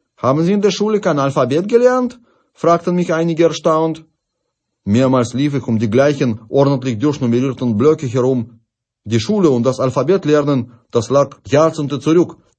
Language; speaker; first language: German; non-native, fluent; Russian